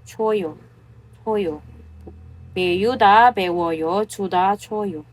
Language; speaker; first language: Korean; non-native, fluent; Filipino